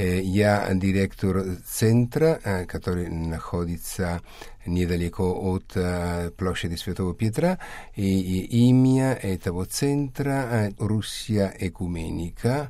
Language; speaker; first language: Russian; non-native, fluent; Italian